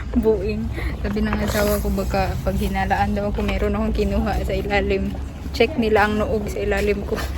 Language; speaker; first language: Filipino; non-native, local second language; Cebuano